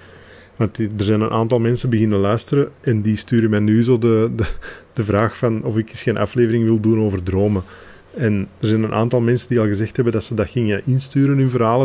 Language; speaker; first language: Dutch; native; Dutch